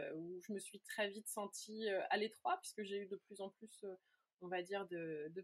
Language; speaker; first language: French; native; French